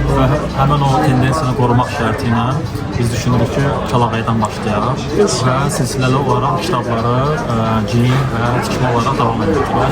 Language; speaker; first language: Azerbaijani; native; Azerbaijani